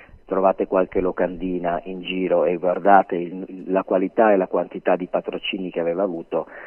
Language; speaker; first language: Italian; native; Italian